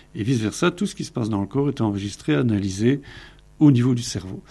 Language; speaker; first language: French; native; French